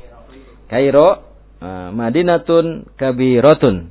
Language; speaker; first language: Arabic; non-native, learner; Indonesian